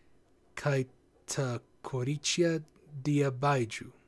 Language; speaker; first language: Greek; non-native, learner; English